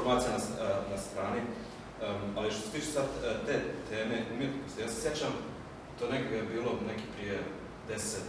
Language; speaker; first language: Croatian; early bilingual, heritage; German